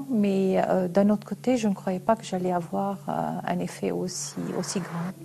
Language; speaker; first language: French; non-native, local second language; Arabic